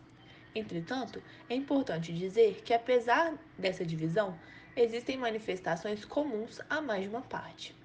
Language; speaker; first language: Portuguese; native; Portuguese